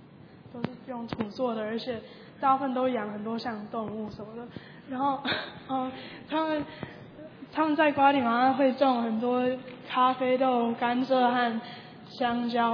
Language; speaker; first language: Chinese; early bilingual, heritage; Chinese